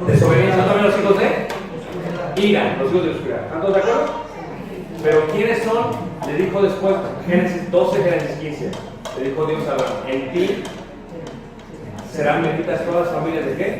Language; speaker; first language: Spanish; early bilingual, heritage; Spanish